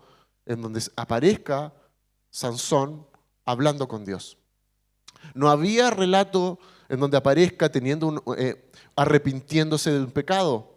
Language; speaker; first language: Spanish; native; Spanish